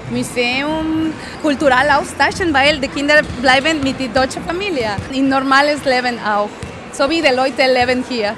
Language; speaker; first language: German; non-native, learner; Spanish